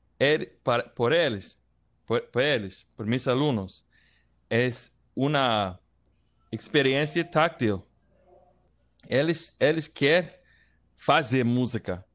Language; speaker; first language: Portuguese; non-native, learner; English